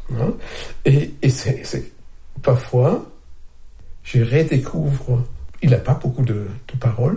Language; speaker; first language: French; non-native, fluent; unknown